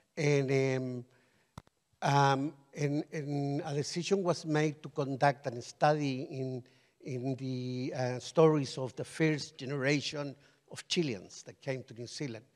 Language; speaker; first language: English; non-native, fluent; Spanish